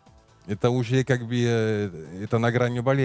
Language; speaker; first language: Russian; non-native, learner; French